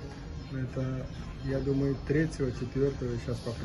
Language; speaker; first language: Russian; non-native, learner; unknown